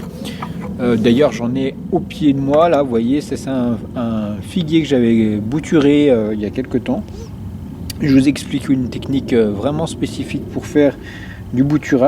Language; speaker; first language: French; native; French